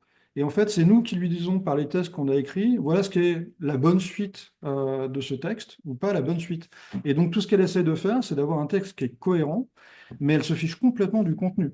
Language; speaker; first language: French; native; French